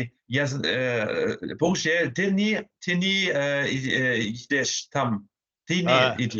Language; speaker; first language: Czech; non-native, learner; German